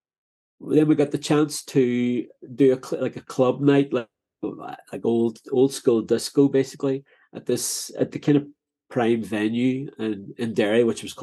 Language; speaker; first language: English; native; English